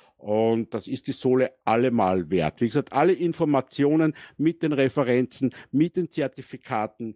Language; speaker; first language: German; native; German